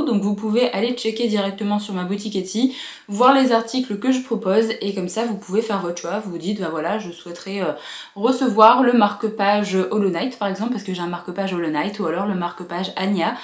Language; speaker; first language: French; native; French